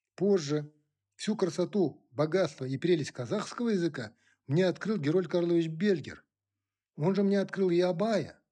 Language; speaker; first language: Russian; non-native, local second language; Kazakh